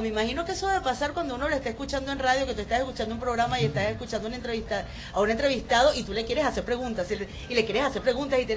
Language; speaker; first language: Spanish; native; Spanish